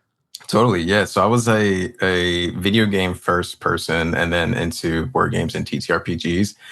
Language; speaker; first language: English; native; English